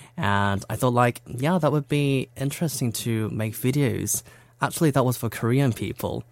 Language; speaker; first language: English; non-native, fluent; Korean